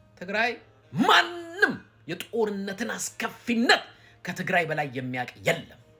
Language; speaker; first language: Amharic; native; Amharic